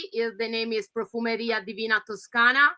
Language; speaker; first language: English; non-native, learner; Italian